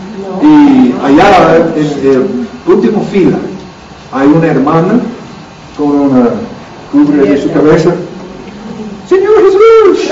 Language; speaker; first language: Spanish; non-native, learner; English